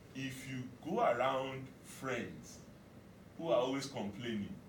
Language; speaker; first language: English; non-native, local second language; Yoruba